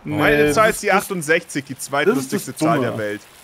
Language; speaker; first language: German; native; German